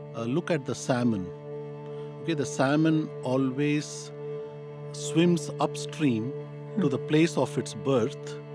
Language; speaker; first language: English; non-native, local second language; Tamil